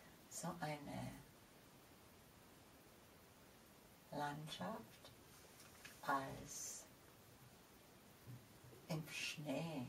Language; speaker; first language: German; non-native, fluent; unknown